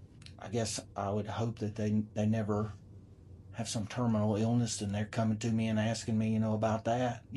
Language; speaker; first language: English; native; English